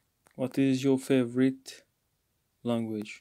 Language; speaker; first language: English; non-native, fluent; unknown